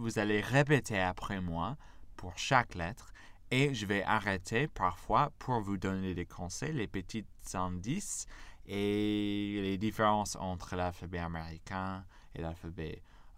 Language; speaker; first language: French; non-native, fluent; English